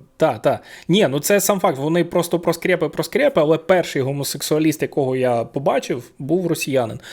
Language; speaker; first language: Ukrainian; native; Ukrainian